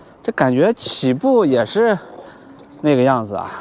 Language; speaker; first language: Chinese; native; Chinese